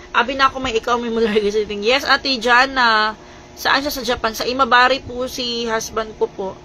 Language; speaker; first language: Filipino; non-native, local second language; Cebuano